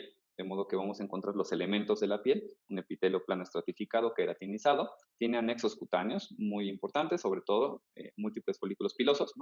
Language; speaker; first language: Spanish; native; Spanish